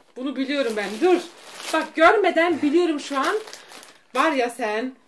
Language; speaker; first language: Turkish; early bilingual, heritage; Turkish